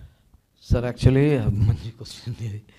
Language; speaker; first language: Telugu; non-native, learner; Malayalam